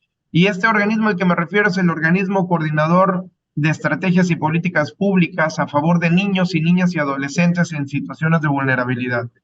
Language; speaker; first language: Spanish; native; Spanish